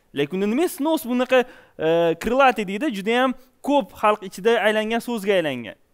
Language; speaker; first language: Uzbek; native; Uzbek